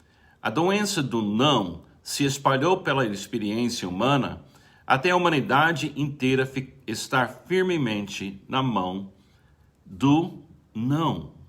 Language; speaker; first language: Portuguese; non-native, fluent; English